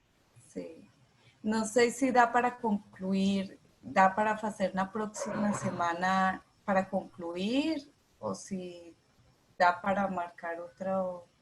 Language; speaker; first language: Portuguese; non-native, fluent; Spanish